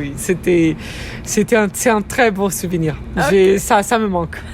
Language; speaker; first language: French; non-native, learner; Portuguese